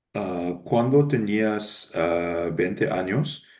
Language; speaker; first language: Spanish; non-native, learner; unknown